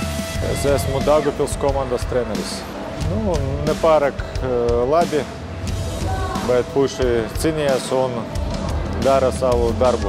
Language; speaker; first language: Latvian; non-native, local second language; Russian